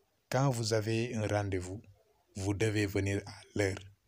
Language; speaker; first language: French; non-native, local second language; Wolof